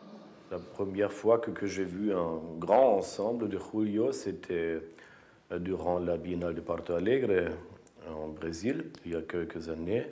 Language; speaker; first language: French; non-native, fluent; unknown